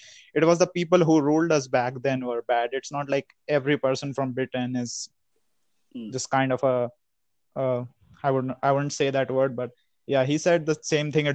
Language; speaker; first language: English; non-native, local second language; Hindi